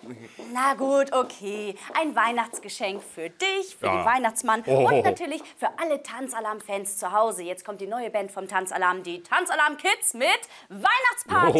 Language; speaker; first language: German; native; German